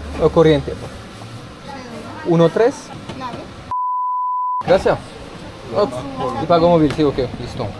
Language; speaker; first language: Spanish; non-native, learner; French